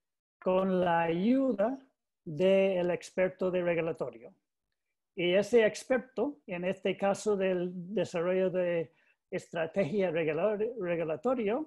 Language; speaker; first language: Spanish; non-native, learner; English